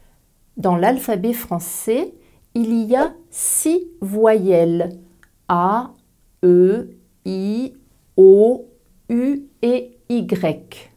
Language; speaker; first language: French; native; French